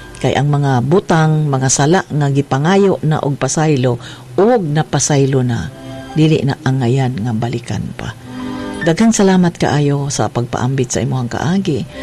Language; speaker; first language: Cebuano; native; Cebuano